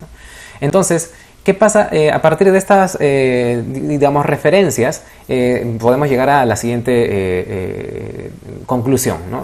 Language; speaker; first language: Spanish; native; Spanish